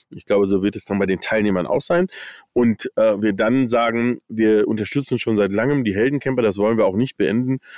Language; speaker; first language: German; early bilingual, other home language; English